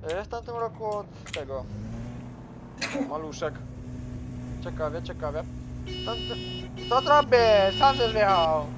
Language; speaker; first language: Polish; native; Polish